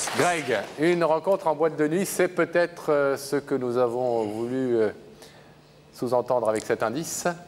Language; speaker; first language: French; native; French